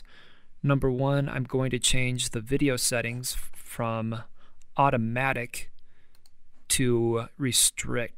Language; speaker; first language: English; native; English